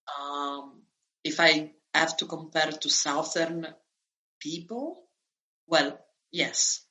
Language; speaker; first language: English; non-native, fluent; Italian